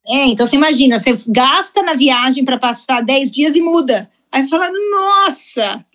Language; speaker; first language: Portuguese; early bilingual, heritage; Portuguese